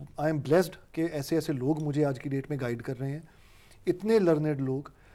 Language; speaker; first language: Hindi; non-native, local second language; Punjabi